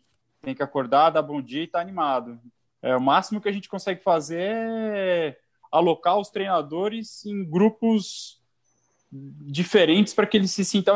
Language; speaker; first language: Portuguese; native; Portuguese